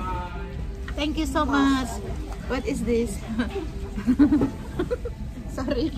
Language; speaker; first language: English; non-native, learner; Indonesian